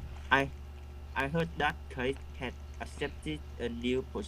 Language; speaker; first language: English; non-native, learner; Vietnamese